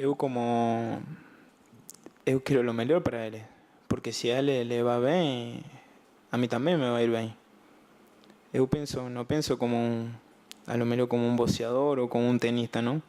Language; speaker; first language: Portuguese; non-native, learner; Spanish